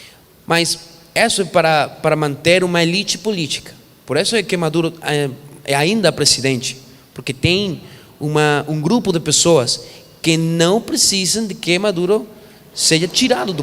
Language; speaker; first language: Portuguese; non-native, fluent; Spanish